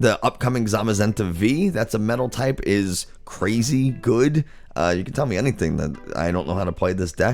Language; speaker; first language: English; native; English